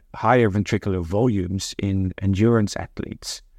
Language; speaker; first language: English; non-native, fluent; Norwegian